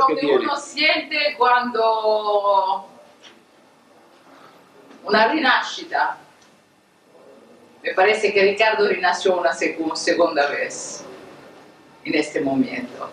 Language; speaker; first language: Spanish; non-native, learner; Italian